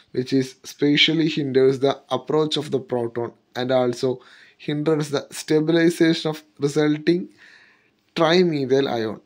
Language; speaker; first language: English; non-native, local second language; Malayalam